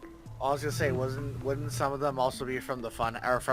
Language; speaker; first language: English; native; English